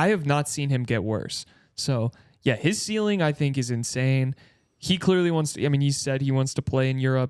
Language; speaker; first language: English; native; English